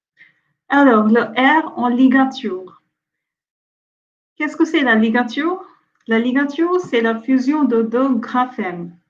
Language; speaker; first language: French; non-native, fluent; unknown